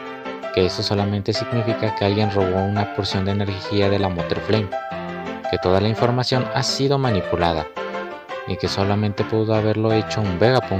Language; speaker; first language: Spanish; native; Spanish